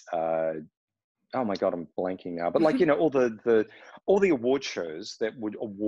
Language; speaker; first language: English; native; English